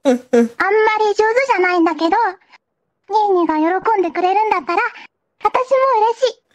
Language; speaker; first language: Japanese; native; Japanese